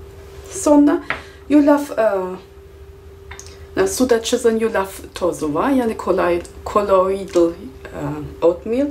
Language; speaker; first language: Turkish; non-native, fluent; German